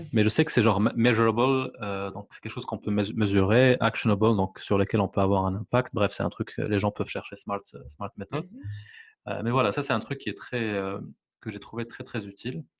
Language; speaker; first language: French; non-native, local second language; Arabic